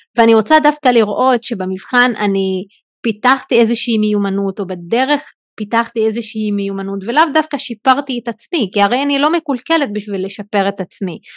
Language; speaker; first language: Hebrew; non-native, local second language; Arabic